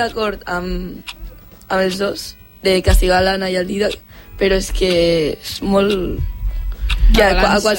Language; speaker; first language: Catalan; non-native, local second language; Spanish